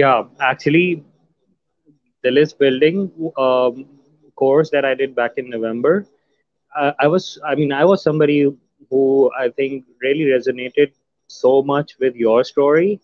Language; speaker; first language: English; non-native, local second language; Urdu